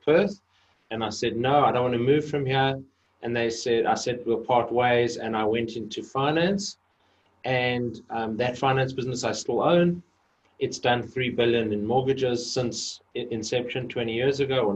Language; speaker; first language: English; native; English